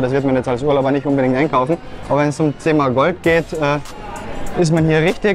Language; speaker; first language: German; native; German